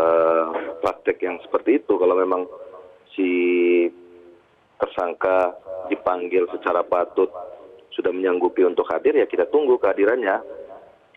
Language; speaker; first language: Indonesian; native; Indonesian